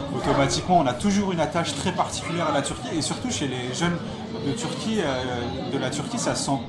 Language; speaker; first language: French; native; French